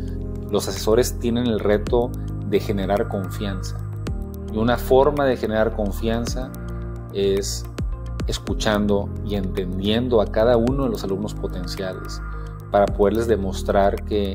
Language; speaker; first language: Spanish; native; Spanish